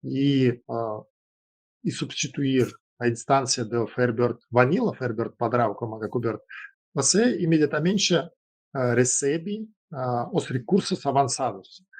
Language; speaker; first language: Portuguese; non-native, fluent; Russian